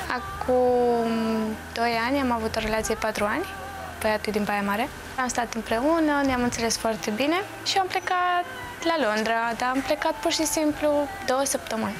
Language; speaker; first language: Romanian; early bilingual, heritage; Romanian